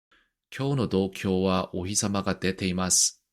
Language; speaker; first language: Japanese; non-native, learner; Korean